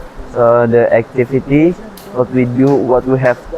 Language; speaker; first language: English; non-native, learner; Indonesian